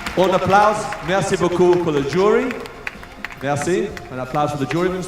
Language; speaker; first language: French; non-native, learner; English